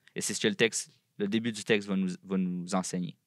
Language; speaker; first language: French; native; French